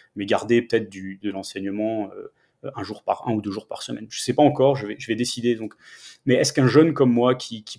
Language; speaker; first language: French; native; French